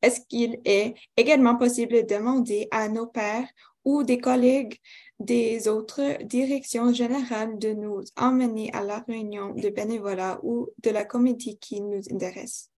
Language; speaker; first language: French; non-native, local second language; English